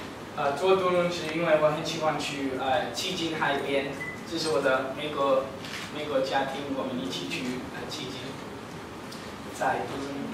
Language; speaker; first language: Chinese; non-native, learner; English